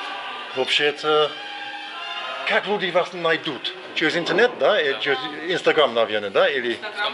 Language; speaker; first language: Russian; non-native, learner; English